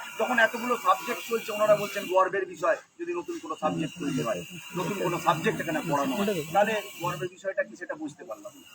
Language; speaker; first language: Bangla; non-native, local second language; Santali